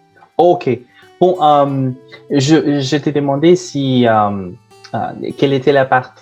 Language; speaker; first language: French; non-native, fluent; Spanish